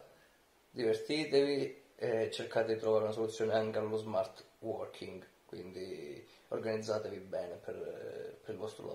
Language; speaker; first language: Italian; native; Italian